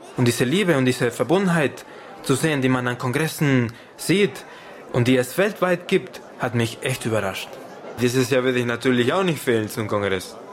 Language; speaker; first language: German; non-native, fluent; Spanish